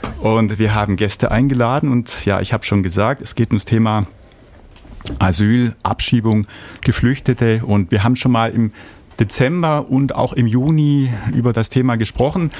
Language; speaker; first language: German; native; German